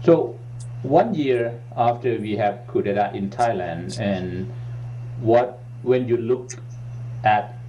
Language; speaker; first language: English; non-native, learner; Thai